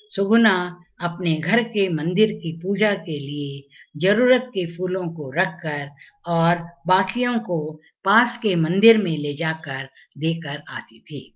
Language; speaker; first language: Hindi; non-native, local second language; Tamil